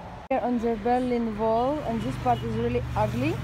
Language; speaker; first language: English; non-native, learner; Russian